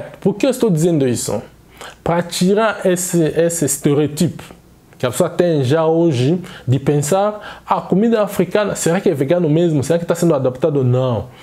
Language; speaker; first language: Portuguese; non-native, fluent; Swahili